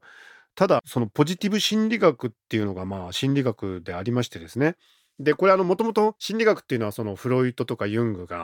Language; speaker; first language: Japanese; native; Japanese